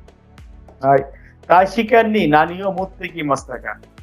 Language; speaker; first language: Japanese; non-native, fluent; Bangla